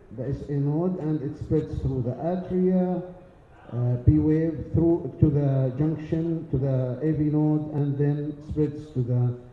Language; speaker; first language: English; non-native, fluent; Arabic